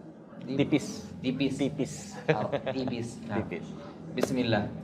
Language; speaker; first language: Arabic; native; Arabic